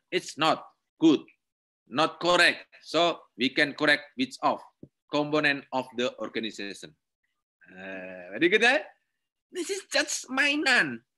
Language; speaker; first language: English; non-native, learner; Indonesian